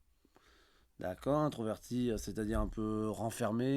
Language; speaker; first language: French; native; French